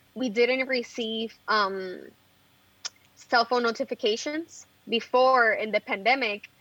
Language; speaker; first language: English; non-native, fluent; Spanish